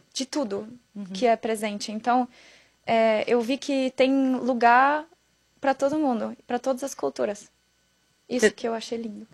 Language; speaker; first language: Portuguese; non-native, fluent; German